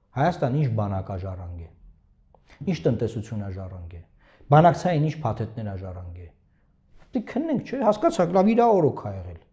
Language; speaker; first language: Armenian; native; Armenian